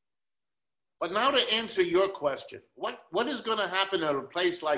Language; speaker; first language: English; early bilingual, other home language; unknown